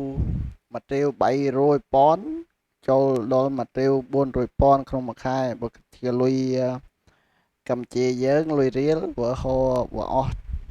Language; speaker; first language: Khmer; native; Khmer